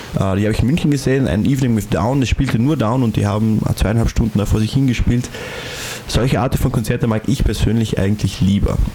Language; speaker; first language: German; native; German